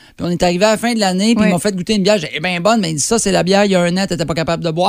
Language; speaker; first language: French; native; French